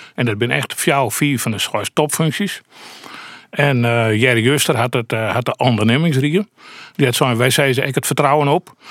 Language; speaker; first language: Dutch; native; Dutch